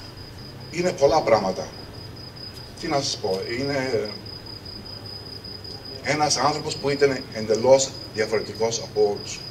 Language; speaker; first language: Greek; early bilingual, heritage; English